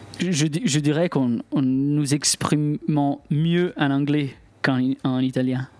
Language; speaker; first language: French; non-native, local second language; Italian